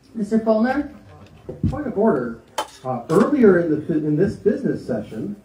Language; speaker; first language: English; native; English